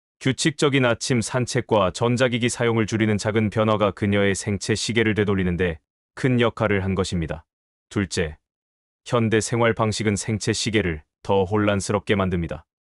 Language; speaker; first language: Korean; native; Korean